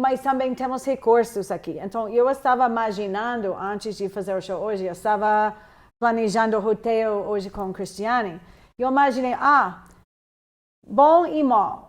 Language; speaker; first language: Portuguese; non-native, fluent; English